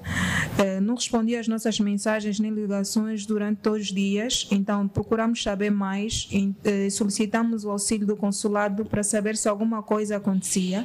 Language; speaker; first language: Portuguese; native; Portuguese